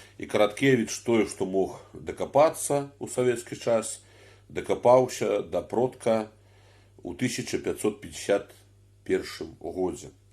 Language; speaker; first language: Belarusian; native; Belarusian